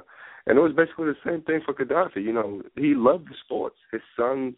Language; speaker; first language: English; non-native, local second language; Yoruba